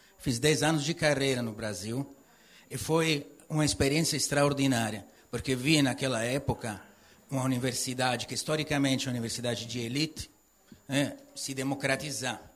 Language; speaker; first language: Portuguese; non-native, fluent; Italian